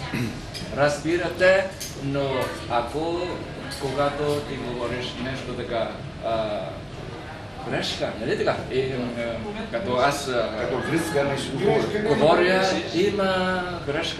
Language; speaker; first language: Bulgarian; non-native, learner; Vietnamese